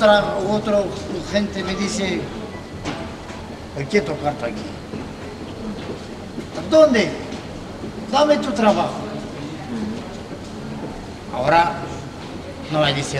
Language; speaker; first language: Spanish; non-native, learner; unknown